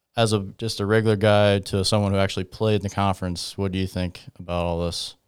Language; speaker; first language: English; native; English